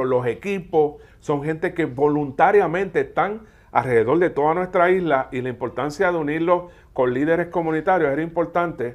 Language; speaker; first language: Spanish; native; Spanish